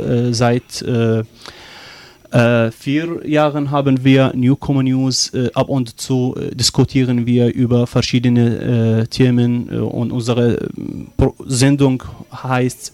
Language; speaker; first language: German; non-native, learner; Arabic